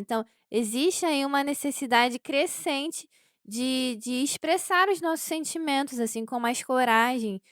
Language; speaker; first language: Portuguese; native; Portuguese